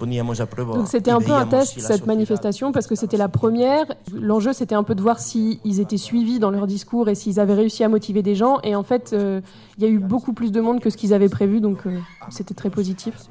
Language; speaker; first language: French; native; French